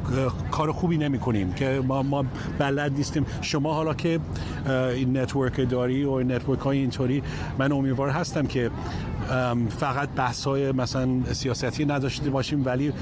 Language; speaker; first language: Persian; early bilingual, heritage; English